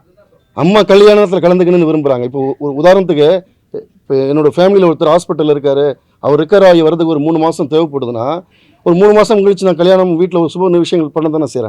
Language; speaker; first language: Tamil; native; Tamil